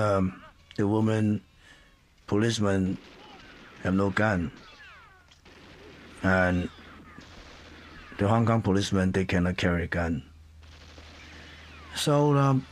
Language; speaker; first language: English; non-native, local second language; Cantonese